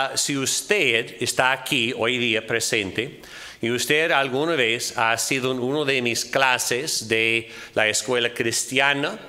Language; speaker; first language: Spanish; non-native, fluent; English